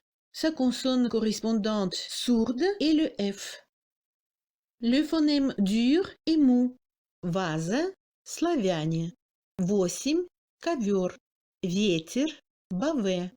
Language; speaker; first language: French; non-native, fluent; Russian